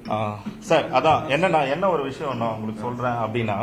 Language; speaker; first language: Tamil; native; Tamil